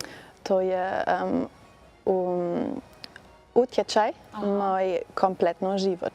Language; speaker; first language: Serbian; non-native, learner; German